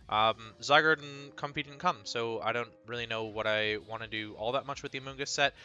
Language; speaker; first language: English; native; English